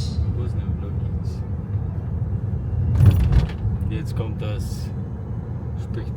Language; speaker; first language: German; early bilingual, other home language; Bosnian